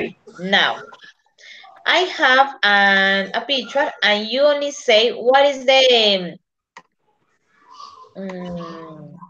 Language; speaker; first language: English; non-native, learner; Spanish